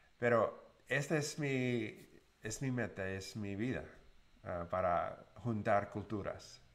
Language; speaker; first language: Spanish; non-native, learner; English